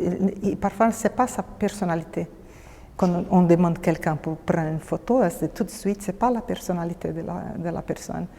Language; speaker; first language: French; non-native, fluent; Portuguese